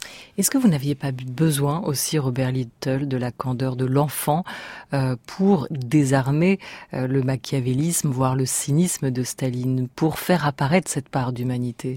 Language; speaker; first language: French; native; French